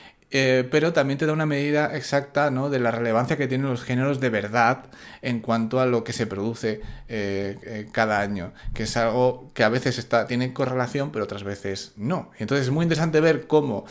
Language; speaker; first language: Spanish; native; Spanish